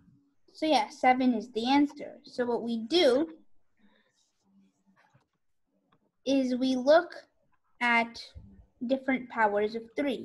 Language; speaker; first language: English; native; English